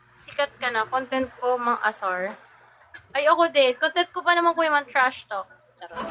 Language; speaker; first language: Filipino; native; Filipino